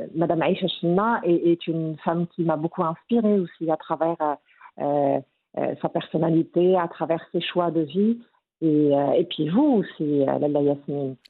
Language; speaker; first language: French; non-native, local second language; Arabic